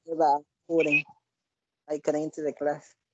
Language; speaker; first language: English; non-native, learner; Spanish